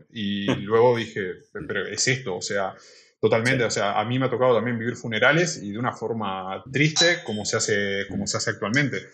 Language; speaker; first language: Spanish; native; Spanish